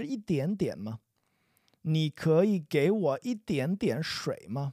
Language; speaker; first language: Chinese; non-native, fluent; English